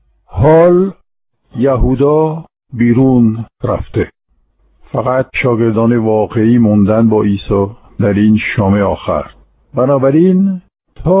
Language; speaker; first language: Persian; non-native, fluent; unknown